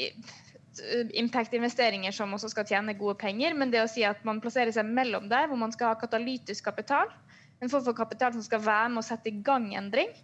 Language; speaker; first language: Norwegian; native; Norwegian